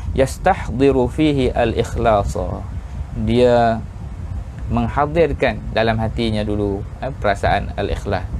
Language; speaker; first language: Malay; native; Malay